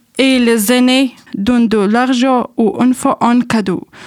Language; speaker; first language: French; non-native, learner; Persian